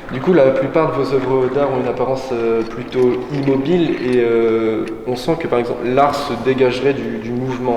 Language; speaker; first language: French; native; French